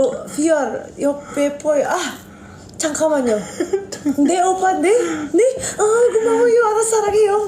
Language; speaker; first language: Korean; non-native, learner; Indonesian